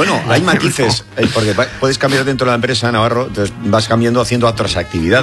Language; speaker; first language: Spanish; native; Spanish